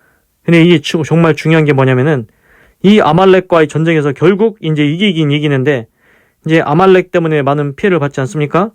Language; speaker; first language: Korean; native; Korean